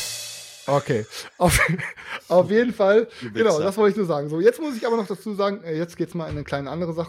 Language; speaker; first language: German; native; German